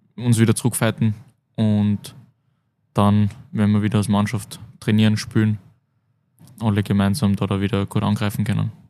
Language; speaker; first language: German; native; German